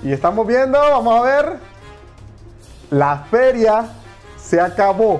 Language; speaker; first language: Spanish; native; Spanish